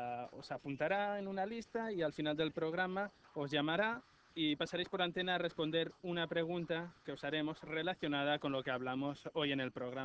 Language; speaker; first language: Spanish; native; Spanish